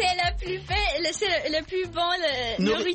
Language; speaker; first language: French; non-native, learner; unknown